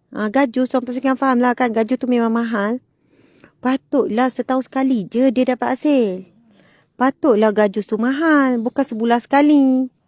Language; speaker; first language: Malay; native; Malay